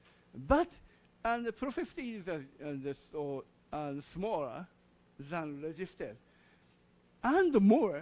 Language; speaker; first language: English; non-native, learner; Japanese